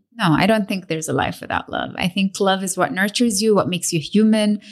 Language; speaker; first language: English; early bilingual, other home language; Arabic